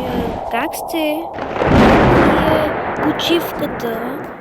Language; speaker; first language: Bulgarian; early bilingual, heritage; Bulgarian